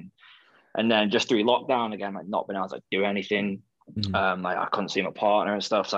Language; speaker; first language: English; native; English